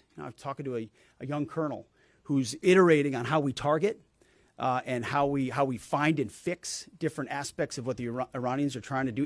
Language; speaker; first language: English; native; English